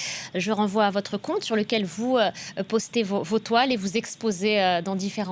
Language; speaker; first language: French; native; French